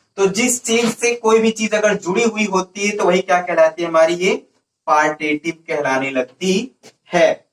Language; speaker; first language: Hindi; native; Hindi